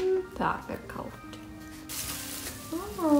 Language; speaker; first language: German; non-native, learner; Korean